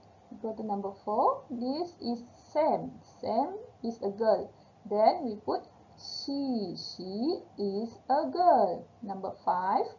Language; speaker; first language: English; non-native, local second language; Malay